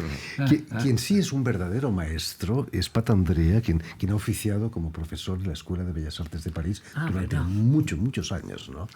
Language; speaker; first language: Spanish; native; Spanish